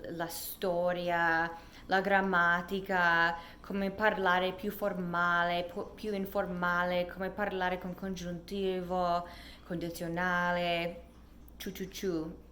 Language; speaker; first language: Italian; non-native, fluent; English